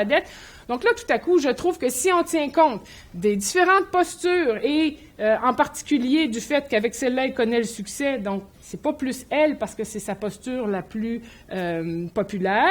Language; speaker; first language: French; native; French